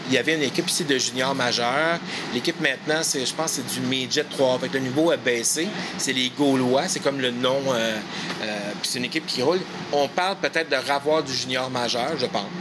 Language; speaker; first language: French; native; French